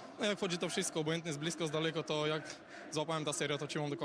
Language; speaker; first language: Polish; non-native, learner; Bulgarian